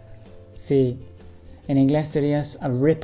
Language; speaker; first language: Spanish; non-native, fluent; English